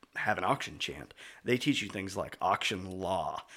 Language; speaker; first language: English; native; English